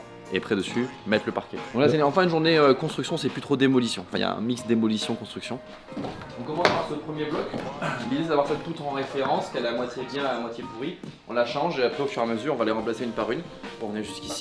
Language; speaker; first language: French; native; French